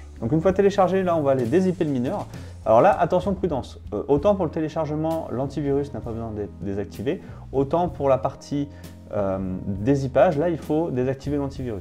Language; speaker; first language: French; native; French